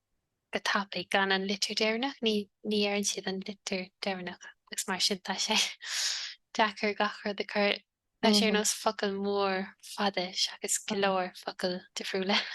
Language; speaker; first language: Irish; native; Irish